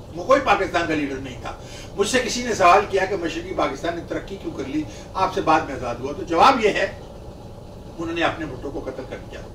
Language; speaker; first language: Urdu; native; Urdu